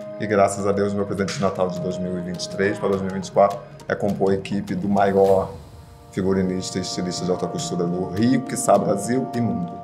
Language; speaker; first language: Portuguese; native; Portuguese